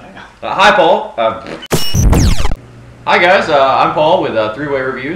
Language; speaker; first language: English; native; English